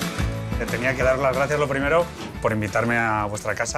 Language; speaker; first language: Spanish; native; Spanish